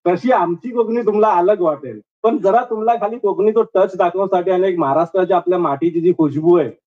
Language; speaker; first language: Marathi; non-native, local second language; Konkani